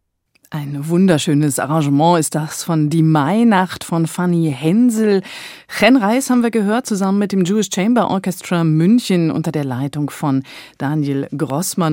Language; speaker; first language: German; native; German